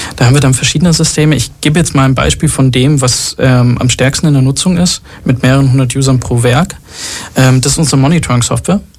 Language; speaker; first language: German; early bilingual, other home language; Arabic